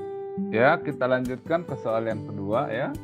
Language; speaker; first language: Indonesian; native; Indonesian